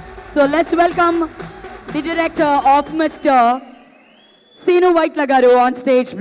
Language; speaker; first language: Telugu; native; Telugu